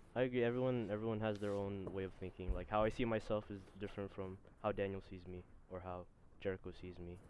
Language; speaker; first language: English; early bilingual, other home language; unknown